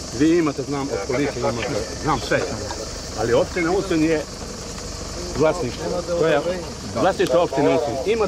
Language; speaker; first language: Serbian; non-native, local second language; Albanian